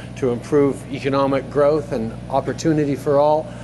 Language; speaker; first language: English; native; English